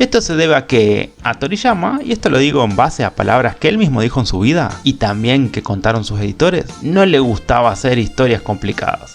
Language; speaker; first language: Spanish; native; Spanish